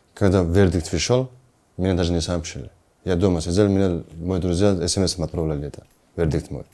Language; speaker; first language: Russian; non-native, learner; Georgian